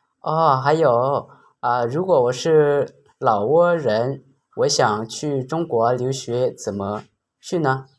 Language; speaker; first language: Chinese; non-native, learner; Lao